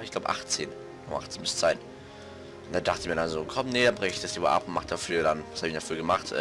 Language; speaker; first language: German; native; German